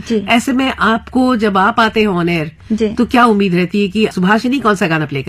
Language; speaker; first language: Hindi; native; Hindi